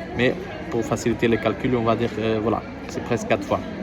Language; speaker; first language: French; non-native, learner; Portuguese